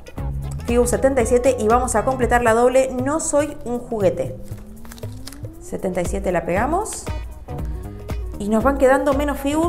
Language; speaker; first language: Spanish; native; Spanish